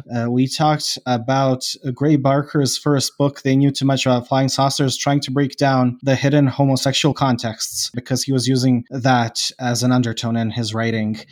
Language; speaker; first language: English; non-native, fluent; Bosnian